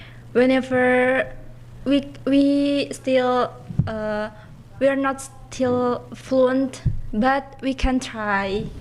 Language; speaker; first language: English; non-native, learner; Indonesian